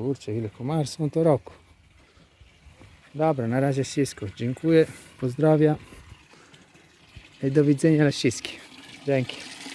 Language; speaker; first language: Polish; non-native, learner; Italian